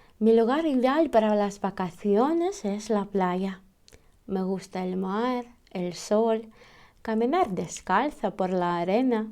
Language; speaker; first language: Spanish; non-native, fluent; Ukrainian